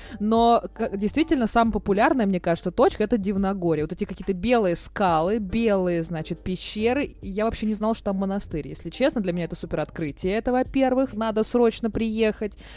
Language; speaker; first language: Russian; native; Russian